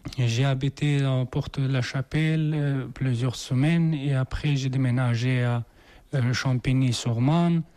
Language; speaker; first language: French; non-native, learner; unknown